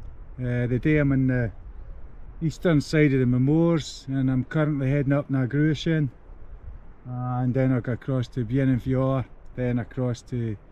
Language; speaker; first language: English; native; English